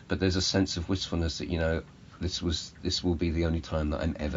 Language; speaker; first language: English; native; English